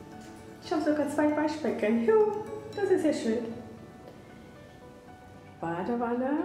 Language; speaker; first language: German; non-native, fluent; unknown